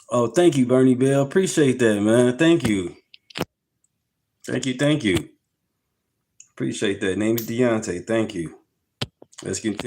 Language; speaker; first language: English; native; English